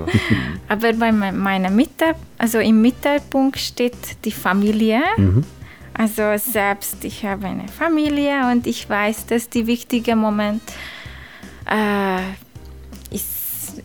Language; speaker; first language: German; non-native, learner; Hungarian